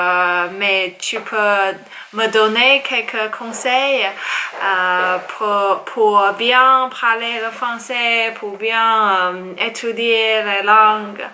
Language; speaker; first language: French; non-native, learner; Chinese